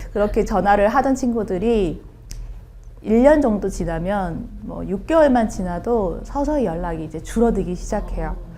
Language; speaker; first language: Korean; native; Korean